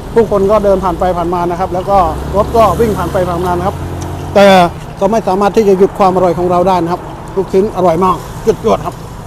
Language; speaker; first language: Thai; native; Thai